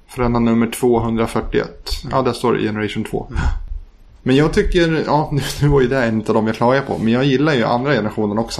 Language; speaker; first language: Swedish; native; Swedish